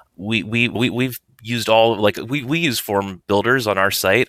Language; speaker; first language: English; native; English